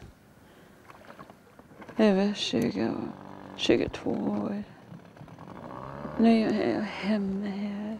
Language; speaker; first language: Swedish; non-native, fluent; Māori